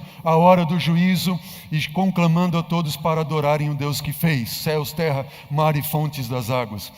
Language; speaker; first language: Portuguese; native; Portuguese